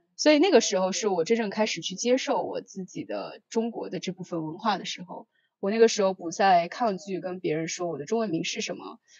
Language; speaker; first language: Chinese; early bilingual, heritage; Chinese